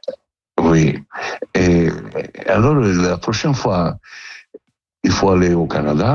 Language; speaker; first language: French; non-native, learner; Italian